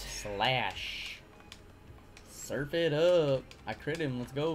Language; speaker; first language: English; native; English